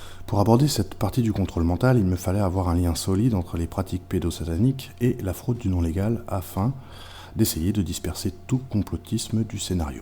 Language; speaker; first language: French; native; French